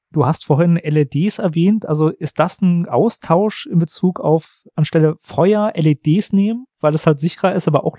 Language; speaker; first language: German; native; German